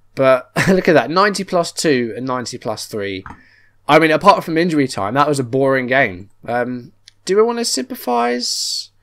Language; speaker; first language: English; native; English